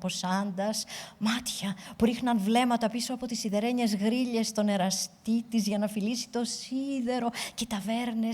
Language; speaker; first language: Greek; native; Greek